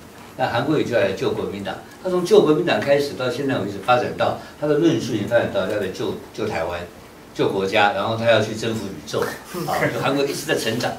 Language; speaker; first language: Chinese; native; Chinese